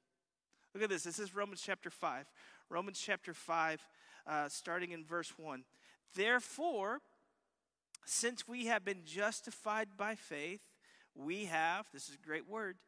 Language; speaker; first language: English; native; English